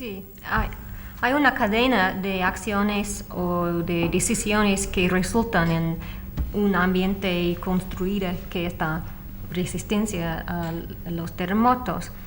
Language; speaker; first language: Spanish; non-native, fluent; English